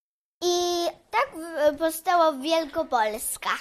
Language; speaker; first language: Polish; early bilingual, heritage; English